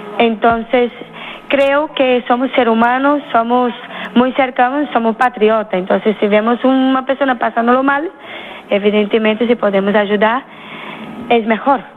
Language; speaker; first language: Spanish; early bilingual, other home language; Portuguese